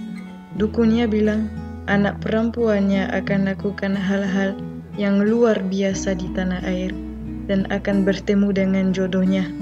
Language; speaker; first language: Indonesian; non-native, fluent; French